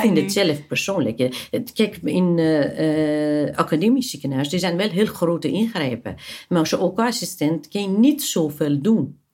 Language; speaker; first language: Dutch; non-native, fluent; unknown